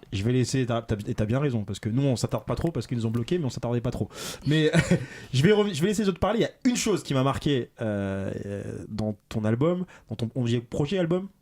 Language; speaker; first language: French; native; French